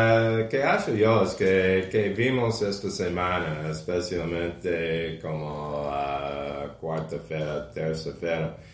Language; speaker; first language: Portuguese; non-native, fluent; English